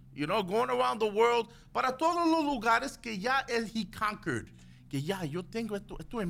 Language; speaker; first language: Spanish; early bilingual, heritage; Spanish